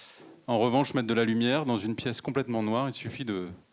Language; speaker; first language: French; native; French